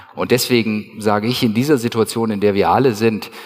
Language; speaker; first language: German; native; German